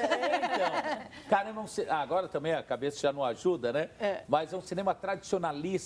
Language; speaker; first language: Portuguese; native; Portuguese